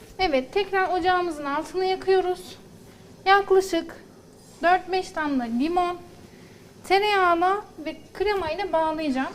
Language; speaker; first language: Turkish; native; Turkish